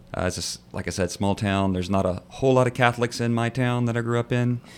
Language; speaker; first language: English; native; English